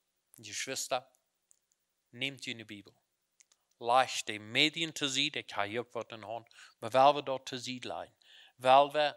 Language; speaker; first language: German; non-native, learner; Plautdietsch